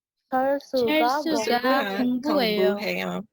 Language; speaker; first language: Korean; non-native, learner; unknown